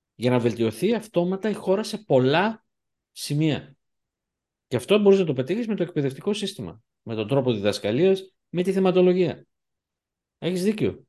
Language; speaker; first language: Greek; early bilingual, heritage; Greek